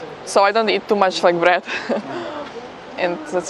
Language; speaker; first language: English; non-native, fluent; Ukrainian